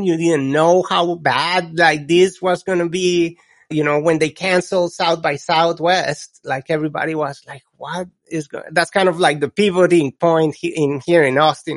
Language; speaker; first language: English; non-native, fluent; Spanish